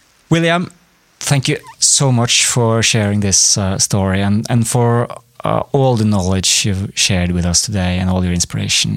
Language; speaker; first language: English; non-native, fluent; Norwegian